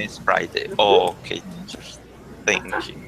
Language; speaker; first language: English; non-native, learner; Spanish